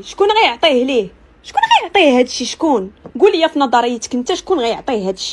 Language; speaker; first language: Arabic; native; Arabic